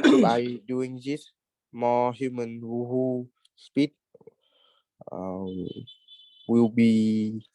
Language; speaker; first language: English; non-native, learner; Vietnamese